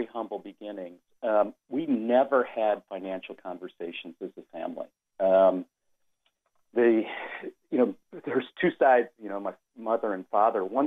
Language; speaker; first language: English; native; English